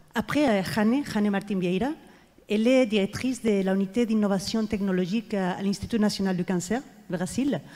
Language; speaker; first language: French; non-native, fluent; Spanish